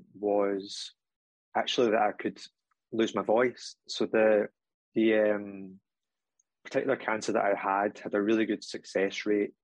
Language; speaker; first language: English; native; English